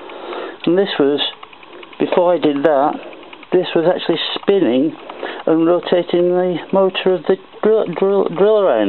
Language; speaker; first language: English; native; English